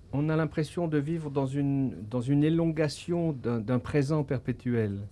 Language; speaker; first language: French; native; French